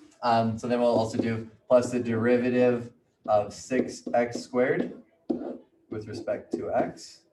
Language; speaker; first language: English; native; English